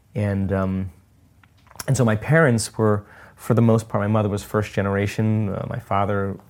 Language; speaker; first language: English; early bilingual, other home language; Italian